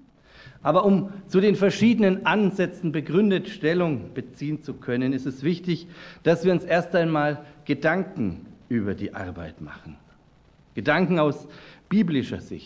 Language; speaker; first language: German; native; German